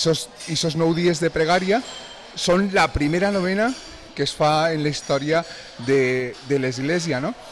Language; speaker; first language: Catalan; native; Catalan